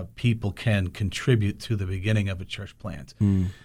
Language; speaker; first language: English; native; English